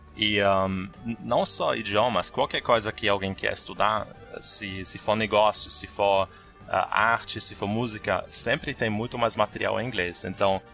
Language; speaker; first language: Portuguese; non-native, fluent; German